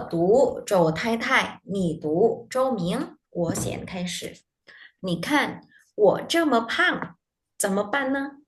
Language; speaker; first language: Chinese; non-native, fluent; Indonesian